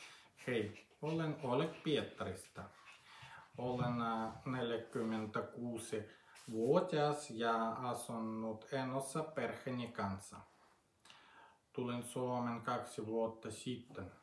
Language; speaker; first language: Finnish; non-native, learner; Russian